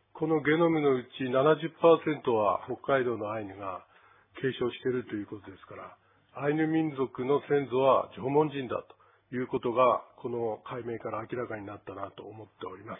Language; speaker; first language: Japanese; native; Japanese